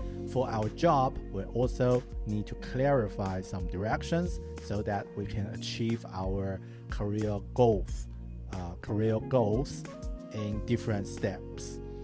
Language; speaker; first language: English; non-native, fluent; Chinese